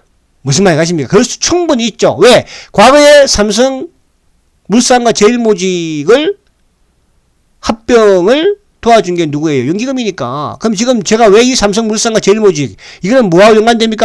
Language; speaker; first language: Korean; native; Korean